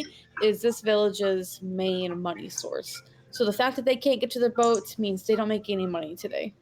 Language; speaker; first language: English; native; English